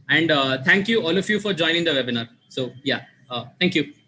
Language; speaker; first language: English; non-native, local second language; Marathi